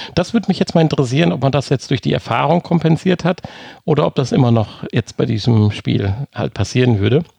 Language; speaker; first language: German; native; German